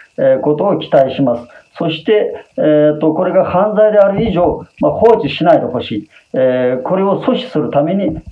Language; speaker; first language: Japanese; non-native, fluent; Uyghur